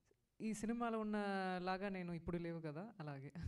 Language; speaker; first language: Telugu; non-native, fluent; Tamil